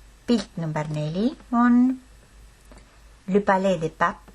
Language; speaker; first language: French; non-native, fluent; Estonian